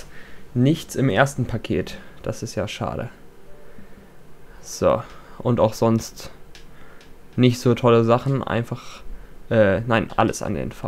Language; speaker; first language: German; native; German